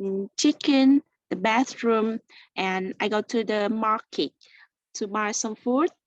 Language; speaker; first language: English; non-native, learner; Vietnamese